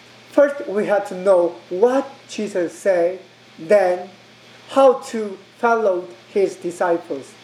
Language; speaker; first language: English; non-native, learner; Korean